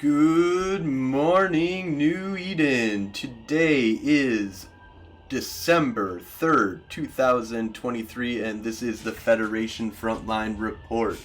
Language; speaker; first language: English; native; English